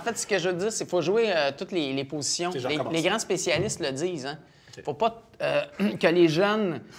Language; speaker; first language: French; native; French